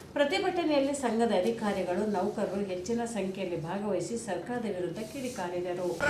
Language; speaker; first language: Kannada; native; Kannada